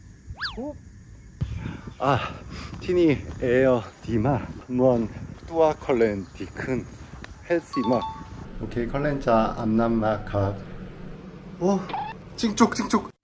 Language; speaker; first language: Thai; non-native, learner; Korean